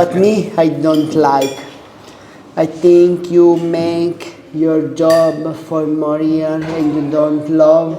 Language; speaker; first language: English; non-native, learner; Italian